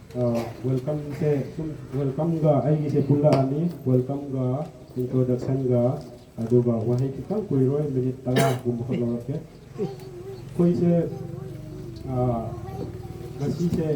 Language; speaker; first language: Manipuri; non-native, local second language; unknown